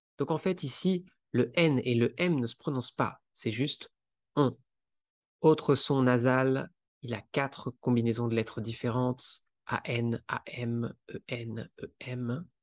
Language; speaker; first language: French; native; French